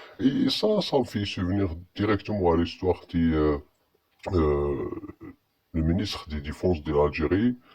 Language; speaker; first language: French; non-native, learner; Arabic